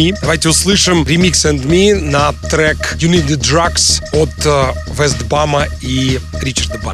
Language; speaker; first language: Russian; native; Russian